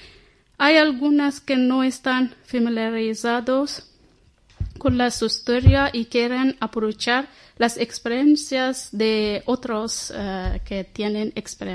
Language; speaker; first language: Spanish; non-native, learner; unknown